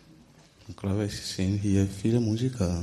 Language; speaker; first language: German; non-native, learner; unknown